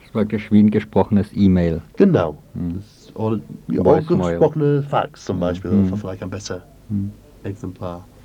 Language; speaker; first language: German; non-native, learner; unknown